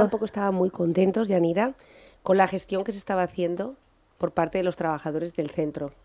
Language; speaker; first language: Spanish; native; Spanish